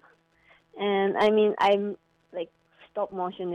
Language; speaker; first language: English; non-native, fluent; Japanese